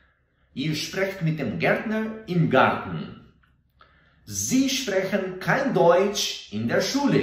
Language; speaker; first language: German; non-native, fluent; Portuguese